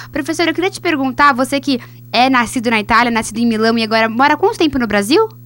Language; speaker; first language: Portuguese; native; Portuguese